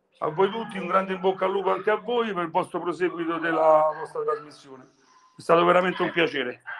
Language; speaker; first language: Italian; native; Italian